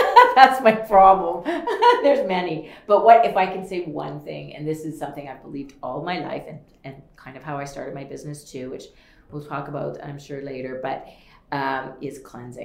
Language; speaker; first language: English; native; English